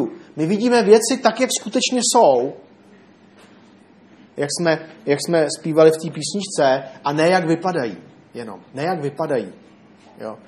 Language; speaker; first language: Czech; native; Czech